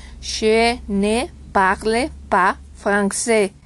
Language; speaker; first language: French; non-native, learner; Spanish